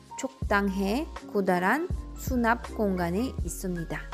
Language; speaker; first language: Korean; non-native, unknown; Filipino